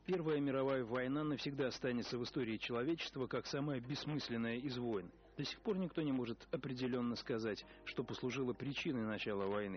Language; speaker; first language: Russian; native; Russian